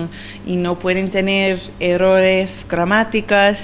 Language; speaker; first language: Spanish; non-native, learner; English